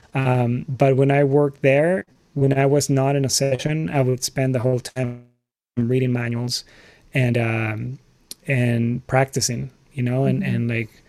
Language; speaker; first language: English; non-native, fluent; Spanish